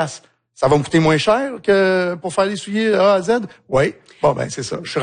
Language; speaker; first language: French; native; French